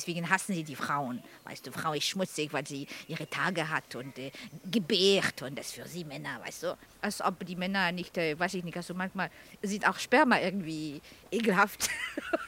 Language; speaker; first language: German; non-native, fluent; Arabic